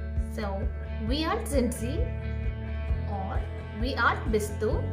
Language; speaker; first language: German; non-native, fluent; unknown